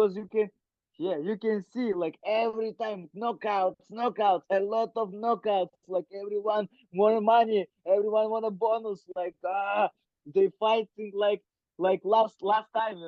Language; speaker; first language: English; non-native, learner; Russian